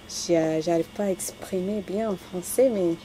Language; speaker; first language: French; non-native, learner; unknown